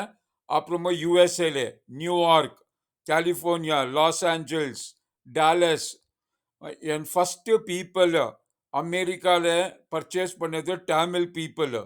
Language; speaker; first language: Tamil; non-native, learner; Kannada